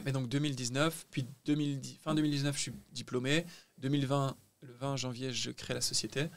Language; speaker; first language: French; native; French